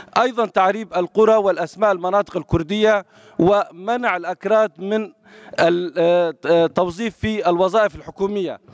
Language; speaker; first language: Arabic; non-native, local second language; Kurdish